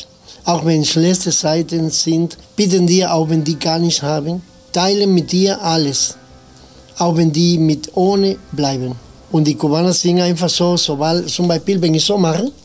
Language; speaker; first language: German; non-native, learner; Spanish